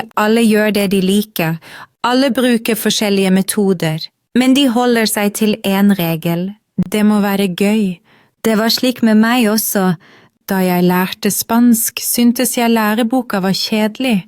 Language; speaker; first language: Norwegian; non-native, fluent; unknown